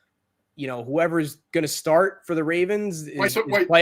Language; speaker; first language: English; native; English